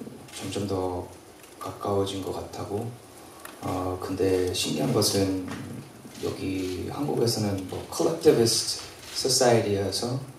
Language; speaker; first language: Korean; early bilingual, heritage; English